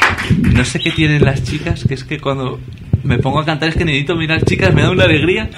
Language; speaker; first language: Spanish; native; Spanish